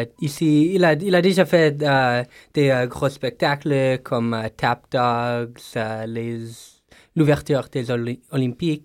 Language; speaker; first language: French; non-native, local second language; English